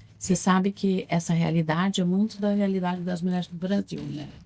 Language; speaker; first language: Portuguese; native; Portuguese